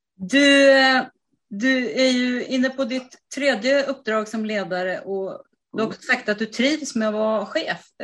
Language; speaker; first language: Swedish; native; Swedish